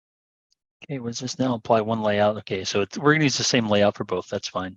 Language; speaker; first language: English; native; English